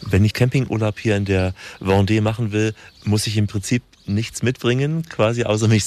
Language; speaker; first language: German; native; German